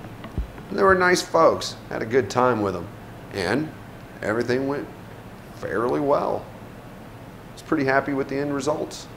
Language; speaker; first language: English; native; English